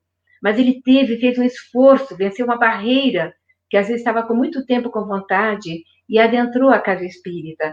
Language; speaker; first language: Portuguese; native; Portuguese